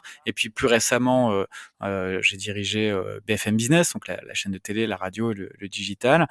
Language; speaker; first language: French; native; French